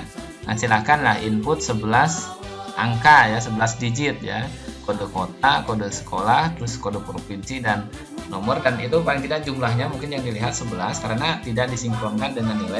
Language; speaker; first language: Indonesian; native; Indonesian